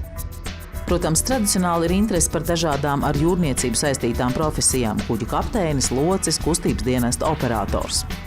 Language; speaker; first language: Latvian; native; Latvian